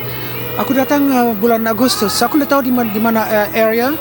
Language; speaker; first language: Indonesian; early bilingual, heritage; Indonesian